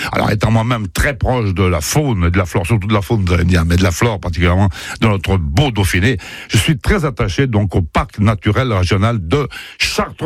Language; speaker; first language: French; native; French